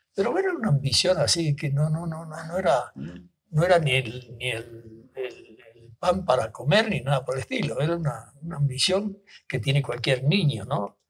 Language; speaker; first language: Spanish; native; Spanish